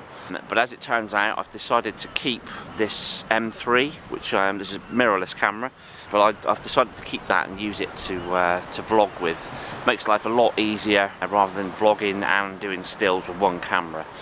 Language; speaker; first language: English; native; English